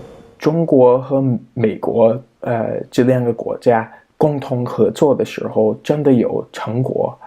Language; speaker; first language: Chinese; non-native, fluent; English